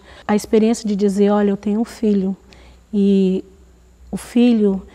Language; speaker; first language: Portuguese; native; Portuguese